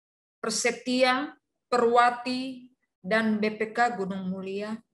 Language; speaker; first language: Indonesian; native; Indonesian